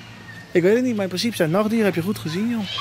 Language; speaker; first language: Dutch; native; Dutch